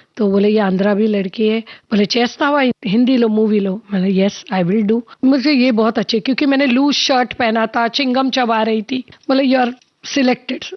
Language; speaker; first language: Hindi; non-native, local second language; Telugu